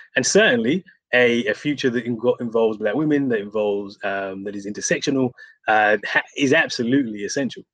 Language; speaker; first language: English; native; English